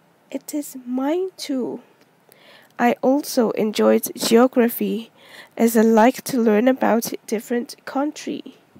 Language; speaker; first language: English; non-native, local second language; Cantonese